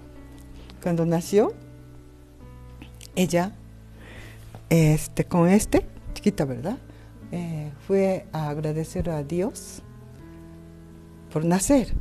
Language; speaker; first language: Spanish; non-native, learner; Japanese